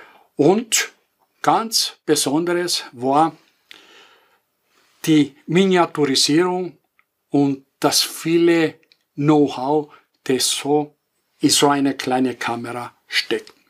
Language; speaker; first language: German; non-native, fluent; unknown